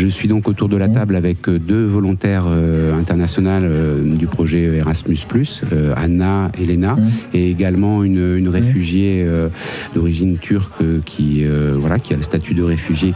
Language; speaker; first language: French; native; French